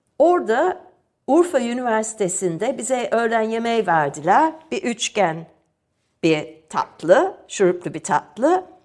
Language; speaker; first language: Turkish; non-native, fluent; English